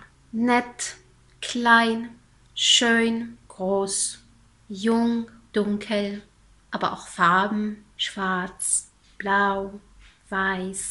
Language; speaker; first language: German; non-native, fluent; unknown